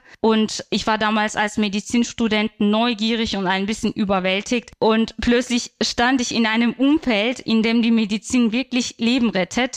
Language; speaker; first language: German; non-native, fluent; Turkish